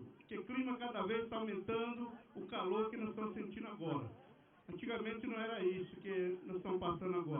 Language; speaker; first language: Portuguese; non-native, local second language; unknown